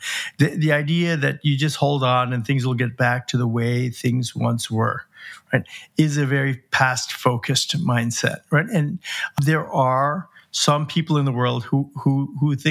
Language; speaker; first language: English; native; English